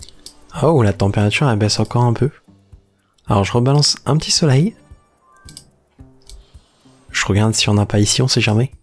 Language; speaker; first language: French; native; French